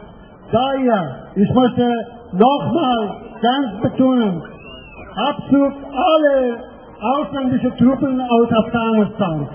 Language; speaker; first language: German; non-native, fluent; Persian